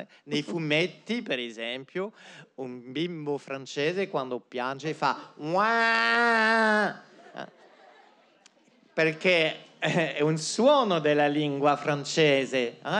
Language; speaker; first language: Italian; non-native, fluent; French